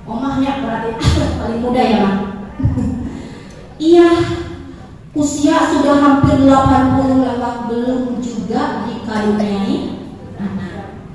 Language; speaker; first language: Indonesian; non-native, local second language; Sundanese